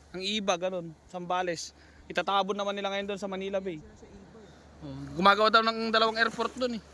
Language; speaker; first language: Filipino; native; Filipino